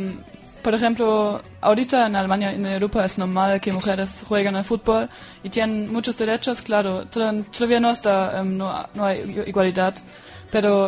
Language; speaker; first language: Spanish; non-native, fluent; German